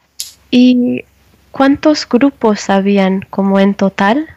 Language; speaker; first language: Spanish; non-native, learner; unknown